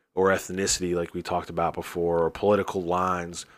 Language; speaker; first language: English; native; English